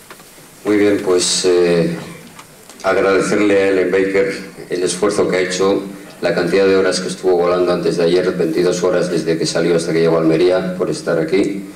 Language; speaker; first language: Spanish; native; Spanish